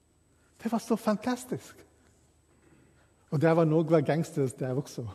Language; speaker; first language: Swedish; non-native, fluent; English